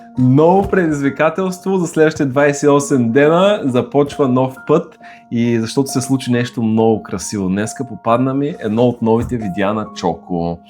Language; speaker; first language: Bulgarian; native; Bulgarian